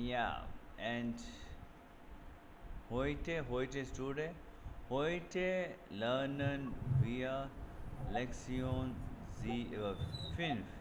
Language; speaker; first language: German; non-native, learner; Urdu